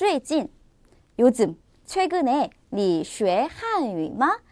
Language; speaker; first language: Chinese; non-native, fluent; Korean